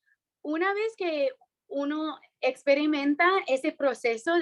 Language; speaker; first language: Spanish; non-native, fluent; English